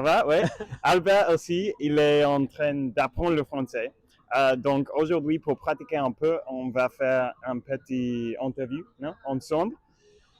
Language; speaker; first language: French; non-native, learner; English